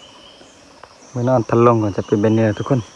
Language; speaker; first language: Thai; non-native, local second language; Lahu